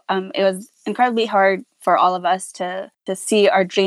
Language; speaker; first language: English; non-native, fluent; Hazaragi